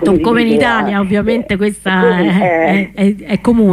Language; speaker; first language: Italian; native; Italian